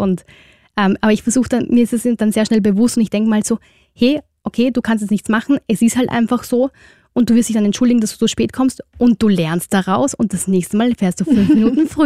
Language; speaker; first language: German; native; German